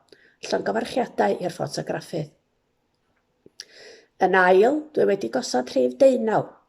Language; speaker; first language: Welsh; native; Welsh